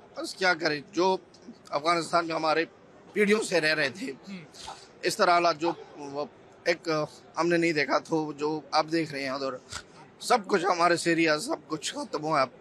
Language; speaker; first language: Hindi; non-native, fluent; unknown